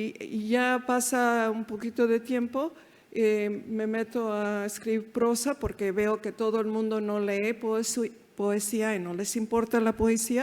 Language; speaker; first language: Spanish; early bilingual, heritage; Spanish